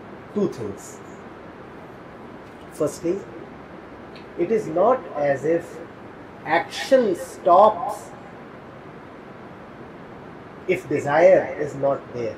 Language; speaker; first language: English; non-native, local second language; Hindi